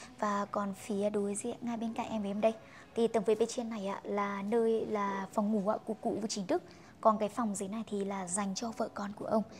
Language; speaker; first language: Vietnamese; non-native, local second language; Hmong